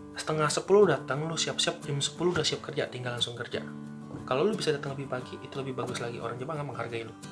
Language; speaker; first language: Indonesian; native; Indonesian